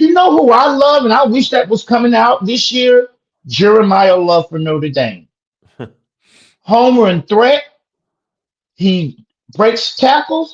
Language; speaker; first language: English; native; English